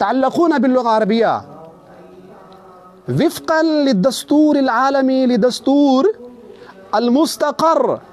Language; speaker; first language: Arabic; non-native, fluent; Urdu